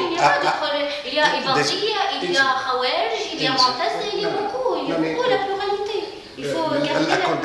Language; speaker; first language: French; non-native, learner; Arabic